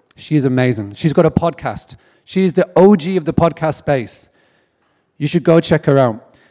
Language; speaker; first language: English; native; English